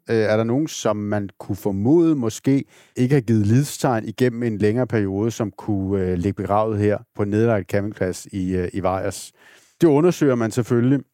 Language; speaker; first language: Danish; native; Danish